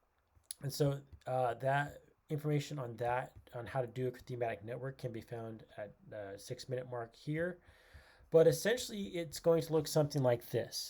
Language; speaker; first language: English; native; English